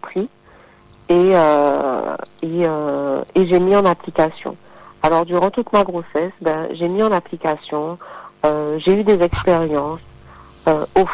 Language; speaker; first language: French; native; French